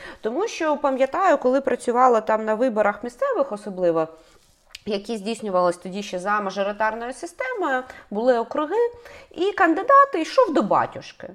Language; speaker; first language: Ukrainian; native; Ukrainian